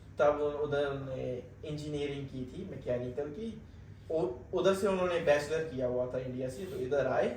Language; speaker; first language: Hindi; non-native, local second language; Punjabi